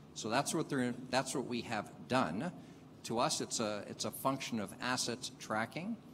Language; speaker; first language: English; native; English